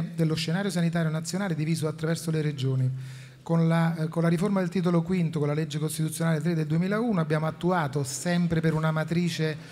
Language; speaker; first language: Italian; native; Italian